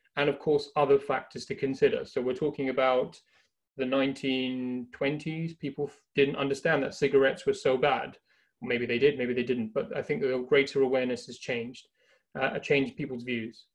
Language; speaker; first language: English; native; English